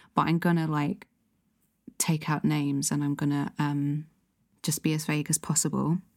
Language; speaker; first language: English; native; English